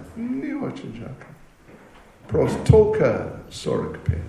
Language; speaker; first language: Russian; non-native, learner; English